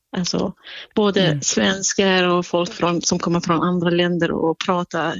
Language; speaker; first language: Swedish; non-native, fluent; Kurdish